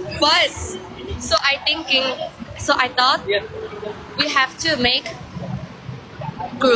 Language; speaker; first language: English; non-native, learner; Thai